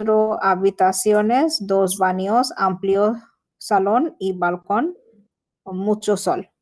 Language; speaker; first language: Spanish; non-native, learner; Bangla